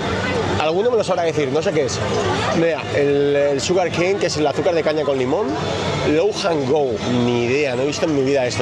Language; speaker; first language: Spanish; native; Spanish